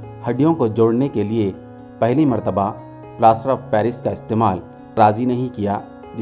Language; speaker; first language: Urdu; native; Urdu